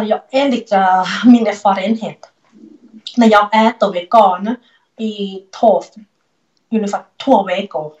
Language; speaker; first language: Swedish; non-native, learner; Thai